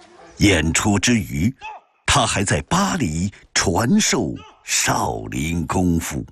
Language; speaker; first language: Chinese; native; Chinese